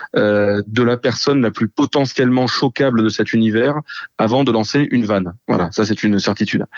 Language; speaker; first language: French; native; French